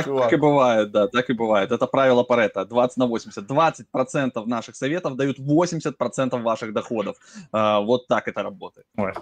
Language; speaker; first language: Russian; native; Russian